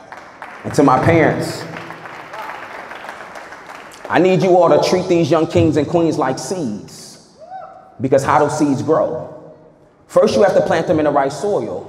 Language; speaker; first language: English; native; English